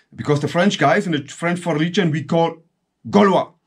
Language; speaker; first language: English; non-native, fluent; German